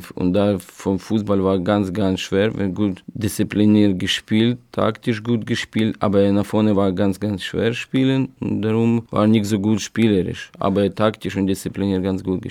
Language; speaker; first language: German; non-native, learner; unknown